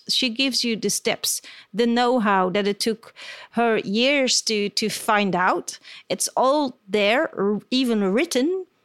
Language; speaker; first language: English; non-native, fluent; Dutch